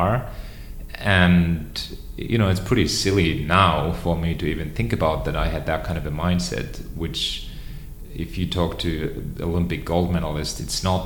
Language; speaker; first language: English; non-native, fluent; Finnish